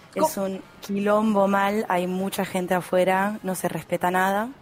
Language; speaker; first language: Spanish; non-native, fluent; French